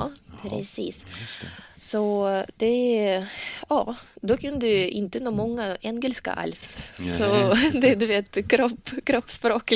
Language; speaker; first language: Swedish; non-native, learner; Russian